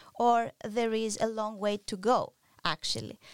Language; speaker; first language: English; non-native, fluent; Greek